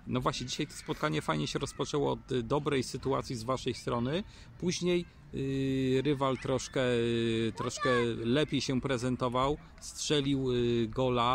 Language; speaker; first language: Polish; native; Polish